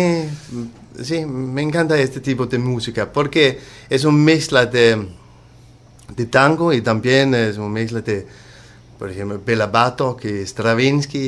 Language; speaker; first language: Spanish; non-native, learner; Danish